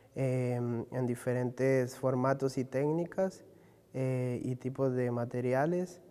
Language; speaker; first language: Spanish; native; Spanish